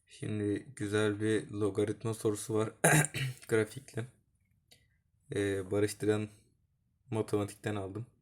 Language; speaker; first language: Turkish; native; Turkish